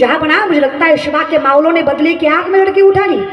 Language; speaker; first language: Hindi; non-native, local second language; Marathi